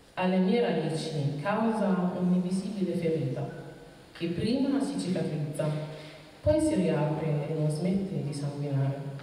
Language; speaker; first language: Italian; early bilingual, other home language; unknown